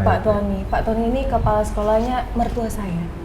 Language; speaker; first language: Indonesian; native; Indonesian